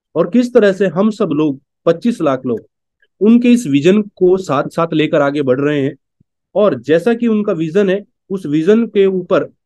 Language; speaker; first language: Hindi; native; Hindi